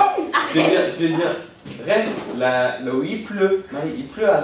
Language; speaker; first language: French; native; French